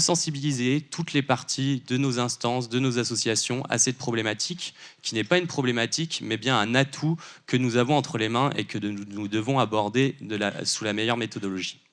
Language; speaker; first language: French; native; French